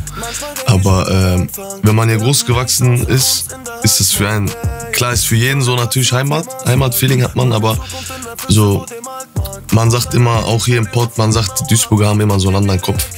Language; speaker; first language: German; early bilingual, other home language; Turkish